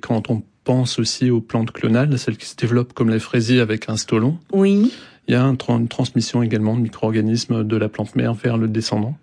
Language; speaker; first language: French; native; French